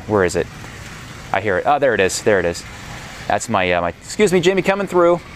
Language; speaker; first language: English; native; English